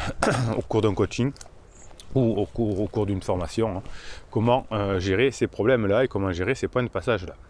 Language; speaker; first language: French; native; French